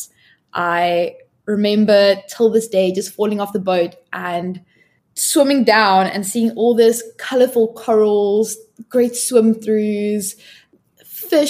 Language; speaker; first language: English; non-native, local second language; Afrikaans